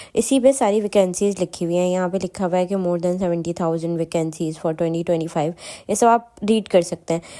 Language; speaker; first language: Urdu; non-native, local second language; Punjabi